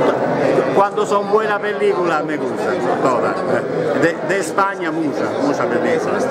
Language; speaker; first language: Spanish; non-native, learner; Italian